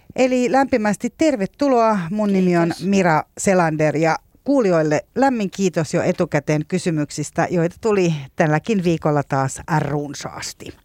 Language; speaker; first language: Finnish; native; Finnish